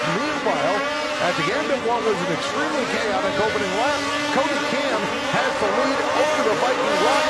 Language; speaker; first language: English; native; English